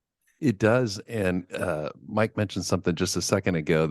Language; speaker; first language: English; native; English